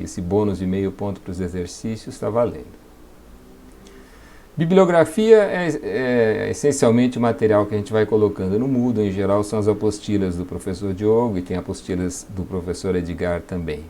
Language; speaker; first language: Portuguese; native; Portuguese